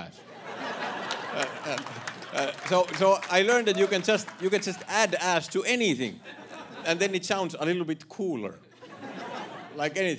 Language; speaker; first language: English; non-native, fluent; Finnish